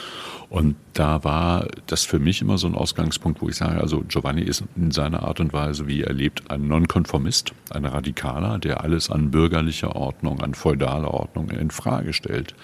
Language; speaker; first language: German; native; German